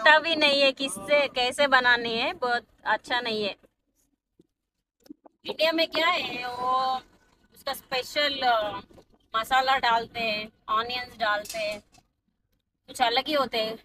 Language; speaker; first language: Hindi; non-native, local second language; Telugu